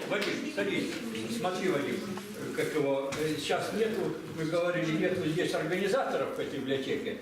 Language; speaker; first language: Russian; native; Russian